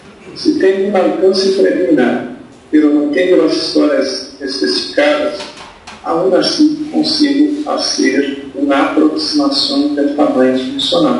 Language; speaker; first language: Spanish; non-native, fluent; Portuguese